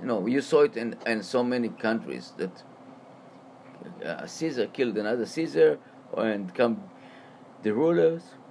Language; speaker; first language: English; non-native, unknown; Hebrew